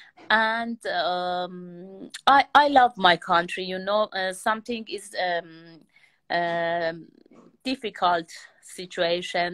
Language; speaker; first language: English; non-native, learner; Persian